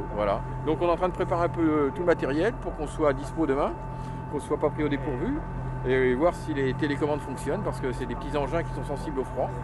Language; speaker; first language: French; native; French